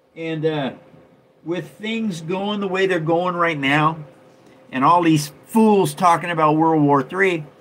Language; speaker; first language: English; native; English